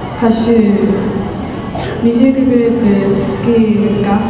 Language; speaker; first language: Japanese; non-native, learner; English